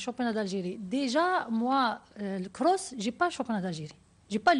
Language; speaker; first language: French; non-native, learner; Arabic